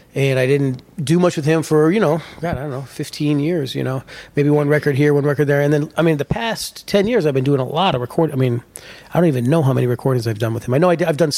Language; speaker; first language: English; native; English